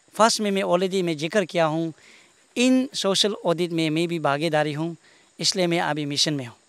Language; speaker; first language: Hindi; non-native, local second language; Nyishi